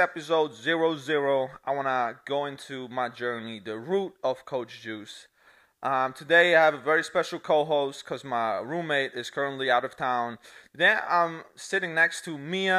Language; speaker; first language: English; non-native, fluent; Italian